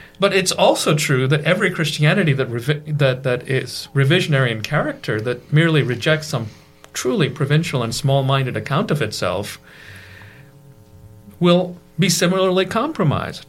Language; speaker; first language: English; non-native, local second language; Malayalam